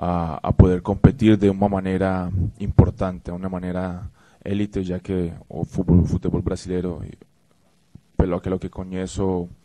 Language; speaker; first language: Portuguese; non-native, fluent; Spanish